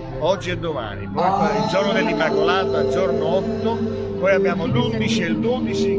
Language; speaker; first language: Italian; native; Italian